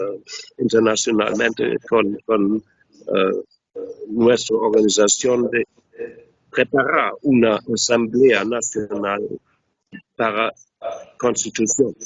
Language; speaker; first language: Spanish; non-native, learner; German